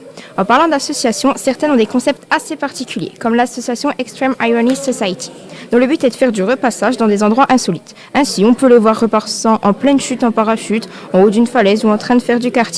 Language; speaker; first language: French; native; French